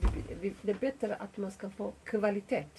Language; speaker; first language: Swedish; non-native, fluent; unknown